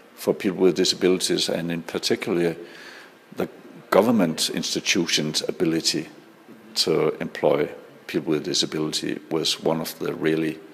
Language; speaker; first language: English; non-native, fluent; Danish